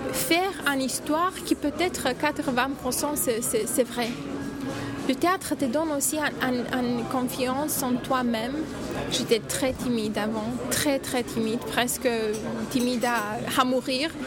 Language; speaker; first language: French; non-native, fluent; Romanian